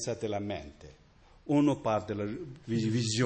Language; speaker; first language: Italian; non-native, learner; Tibetan